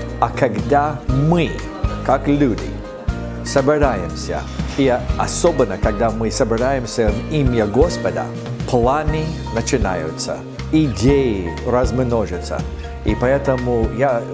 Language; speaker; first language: Russian; non-native, fluent; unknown